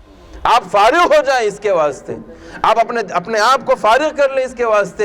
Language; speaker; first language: Urdu; native; Urdu